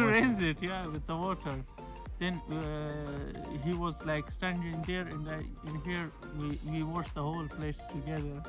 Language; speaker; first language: English; non-native, fluent; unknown